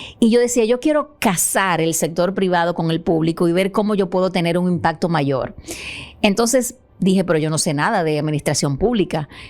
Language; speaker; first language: Spanish; native; Spanish